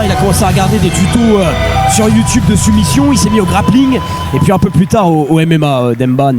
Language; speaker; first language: French; native; French